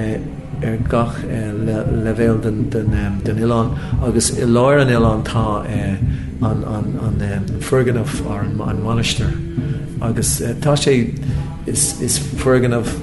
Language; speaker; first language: Irish; non-native, local second language; English